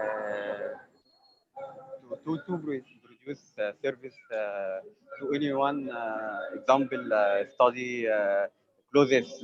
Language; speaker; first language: English; non-native, learner; Arabic